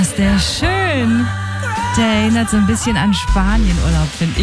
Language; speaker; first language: German; native; German